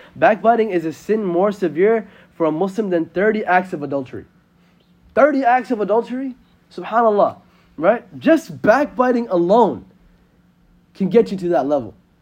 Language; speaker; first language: English; native; English